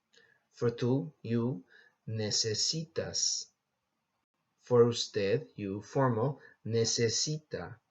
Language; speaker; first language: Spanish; non-native, fluent; English